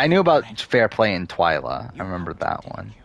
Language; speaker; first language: English; native; English